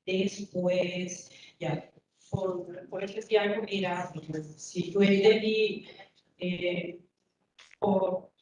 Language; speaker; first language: Spanish; non-native, learner; Korean